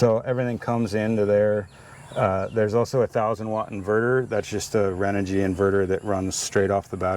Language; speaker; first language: English; native; English